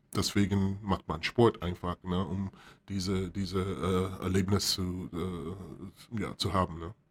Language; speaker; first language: German; non-native, fluent; English